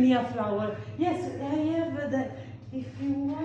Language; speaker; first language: English; non-native, learner; Italian